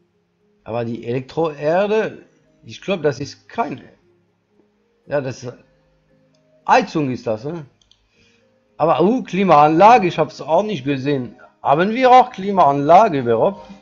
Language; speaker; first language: German; non-native, learner; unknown